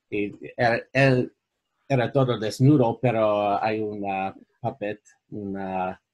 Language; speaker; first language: Spanish; non-native, fluent; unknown